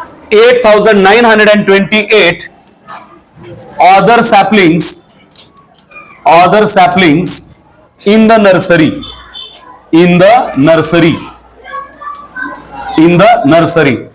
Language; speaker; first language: English; non-native, local second language; Marathi